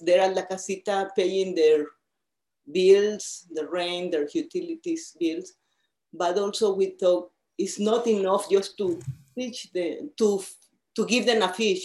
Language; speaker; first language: English; non-native, fluent; Spanish